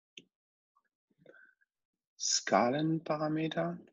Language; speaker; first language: German; non-native, fluent; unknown